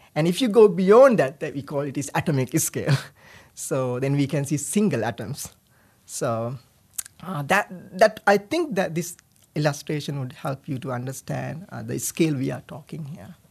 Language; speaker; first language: English; non-native, local second language; Sinhala